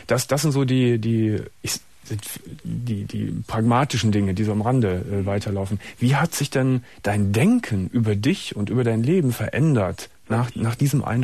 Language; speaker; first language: German; native; German